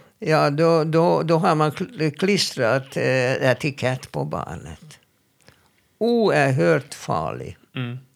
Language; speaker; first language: Swedish; non-native, fluent; Hebrew